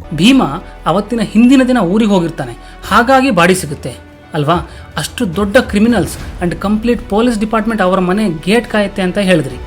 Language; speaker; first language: Kannada; non-native, local second language; Lambadi